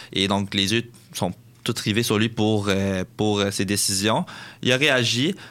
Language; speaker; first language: French; native; French